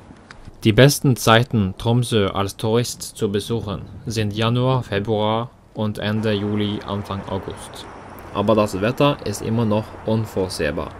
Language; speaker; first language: German; non-native, learner; Norwegian